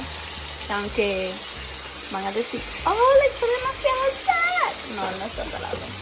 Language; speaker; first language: Spanish; early bilingual, heritage; Spanish